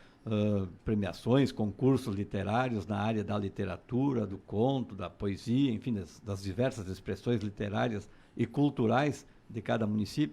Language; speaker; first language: Portuguese; native; Portuguese